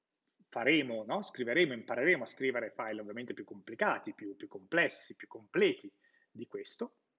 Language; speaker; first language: Italian; native; Italian